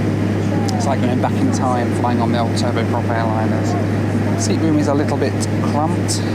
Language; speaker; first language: English; native; English